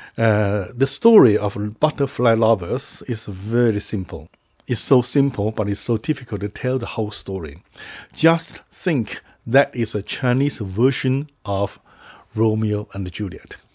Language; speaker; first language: English; non-native, fluent; Chinese